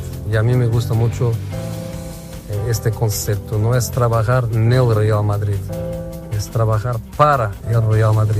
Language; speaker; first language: Spanish; non-native, fluent; Portuguese